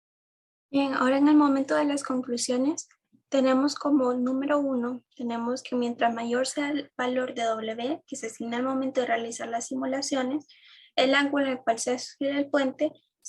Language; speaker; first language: Spanish; native; Spanish